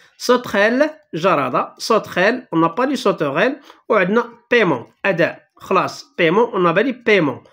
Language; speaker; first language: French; non-native, local second language; Arabic